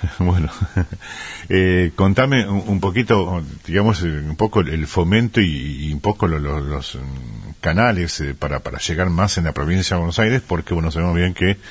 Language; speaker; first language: Spanish; native; Spanish